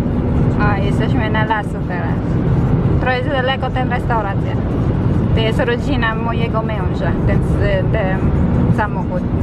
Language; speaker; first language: Polish; non-native, learner; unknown